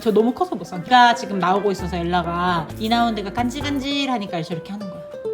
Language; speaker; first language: Korean; native; Korean